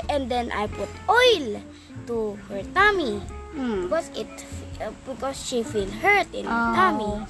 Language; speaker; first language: English; non-native, fluent; Arabic